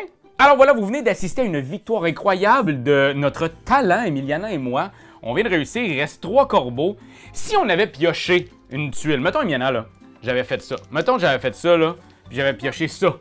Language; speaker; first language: French; native; French